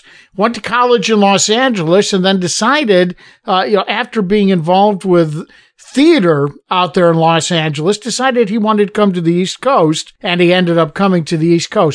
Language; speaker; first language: English; native; English